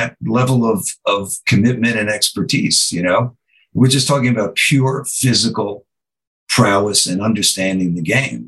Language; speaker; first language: English; native; English